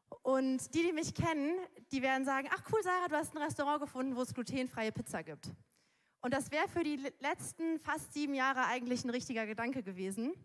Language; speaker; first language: German; native; German